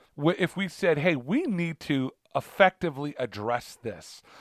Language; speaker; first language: English; early bilingual, other home language; Italian